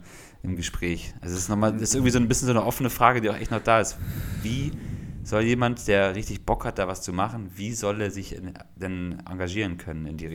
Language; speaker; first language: German; native; German